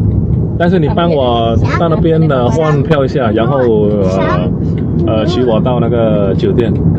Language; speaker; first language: Chinese; non-native, learner; Vietnamese